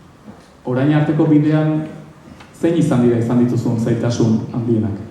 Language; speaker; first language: Basque; native; Basque